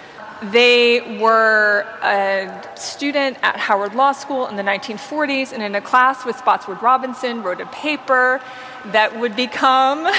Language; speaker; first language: English; native; English